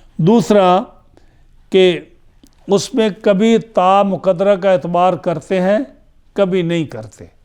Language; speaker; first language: Urdu; non-native, local second language; Punjabi